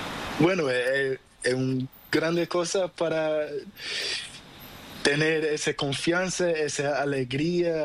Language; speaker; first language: Spanish; non-native, learner; Portuguese